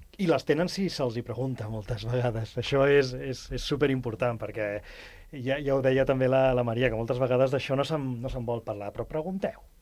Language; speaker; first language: Catalan; native; Catalan